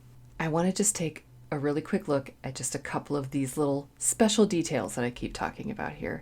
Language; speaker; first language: English; native; English